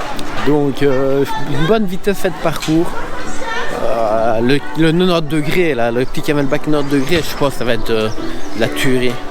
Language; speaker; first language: French; native; French